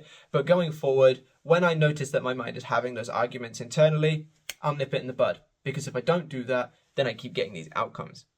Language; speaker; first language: English; native; English